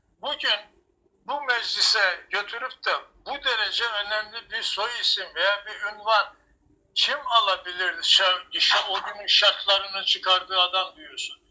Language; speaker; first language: Turkish; native; Turkish